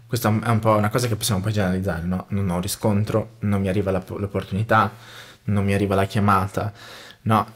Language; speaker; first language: Italian; non-native, fluent; Portuguese